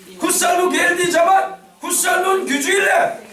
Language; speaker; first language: Turkish; non-native, learner; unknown